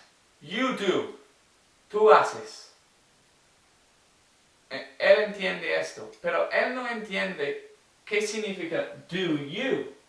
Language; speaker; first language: Spanish; non-native, learner; English